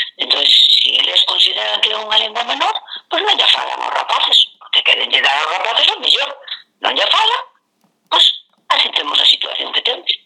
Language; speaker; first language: Galician; non-native, local second language; Spanish